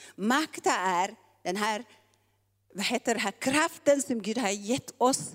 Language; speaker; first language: Swedish; non-native, fluent; Tigrinya